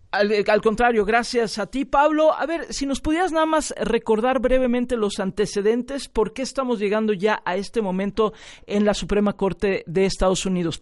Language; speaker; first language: Spanish; native; Spanish